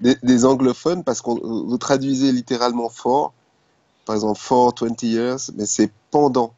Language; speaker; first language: French; native; French